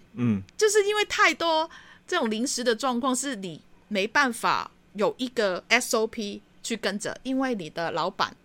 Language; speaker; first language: Chinese; non-native, fluent; Cantonese